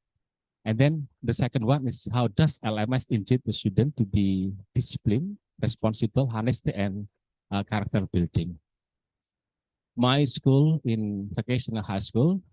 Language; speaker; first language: English; non-native, learner; Indonesian